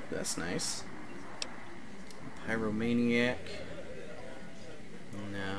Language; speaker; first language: English; native; English